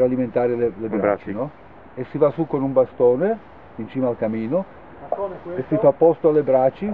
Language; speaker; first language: Italian; native; Italian